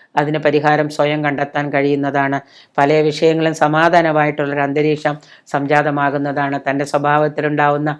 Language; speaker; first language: Malayalam; native; Malayalam